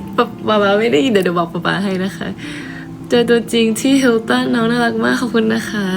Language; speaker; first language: Thai; early bilingual, heritage; Thai